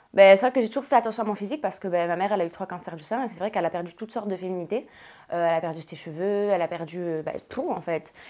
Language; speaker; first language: French; native; French